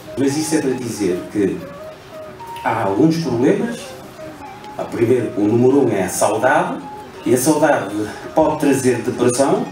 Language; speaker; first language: Portuguese; non-native, local second language; Upper Guinea Crioulo